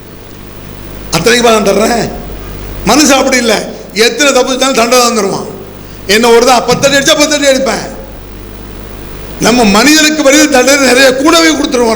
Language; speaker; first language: Tamil; native; Tamil